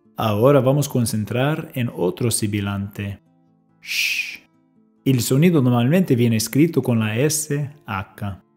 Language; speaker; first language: Spanish; non-native, fluent; English